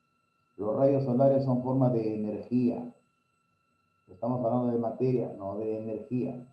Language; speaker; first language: Spanish; native; Spanish